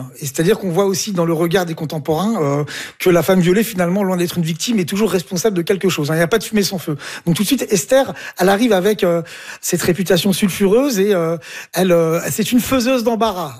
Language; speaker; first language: French; native; French